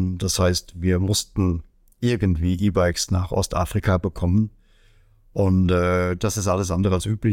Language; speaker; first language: German; native; German